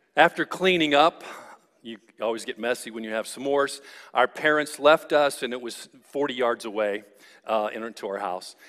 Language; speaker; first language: English; native; English